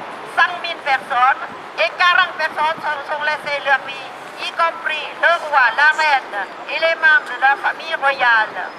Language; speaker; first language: French; non-native, fluent; Lao